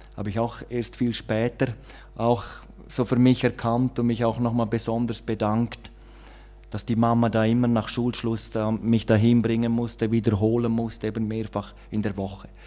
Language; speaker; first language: German; native; German